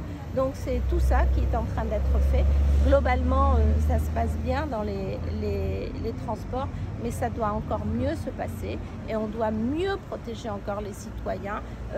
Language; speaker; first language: French; native; French